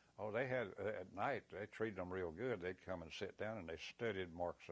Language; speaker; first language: English; native; English